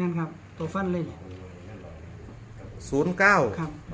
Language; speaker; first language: Thai; non-native, local second language; Lao